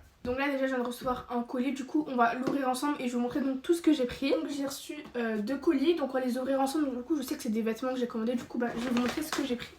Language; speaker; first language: French; native; French